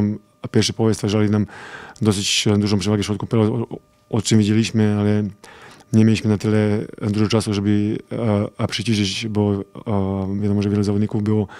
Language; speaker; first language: Polish; non-native, fluent; Serbian